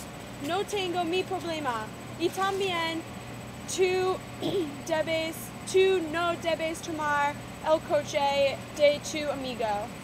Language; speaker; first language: Spanish; non-native, learner; English